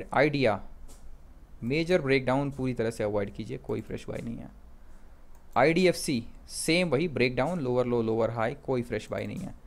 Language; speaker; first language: Hindi; native; Hindi